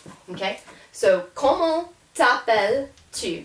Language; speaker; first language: French; non-native, fluent; English